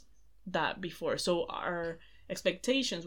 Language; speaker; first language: English; non-native, fluent; Spanish